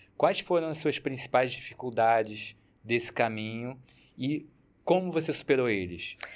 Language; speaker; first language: Portuguese; native; Portuguese